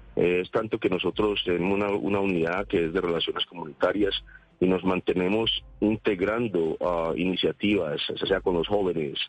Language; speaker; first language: Spanish; native; Spanish